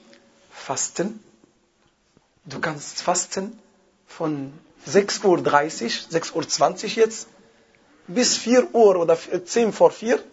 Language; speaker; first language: German; non-native, fluent; Arabic